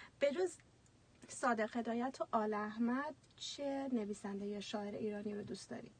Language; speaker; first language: Persian; native; Persian